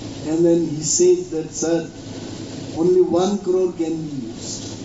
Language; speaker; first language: English; non-native, local second language; Bangla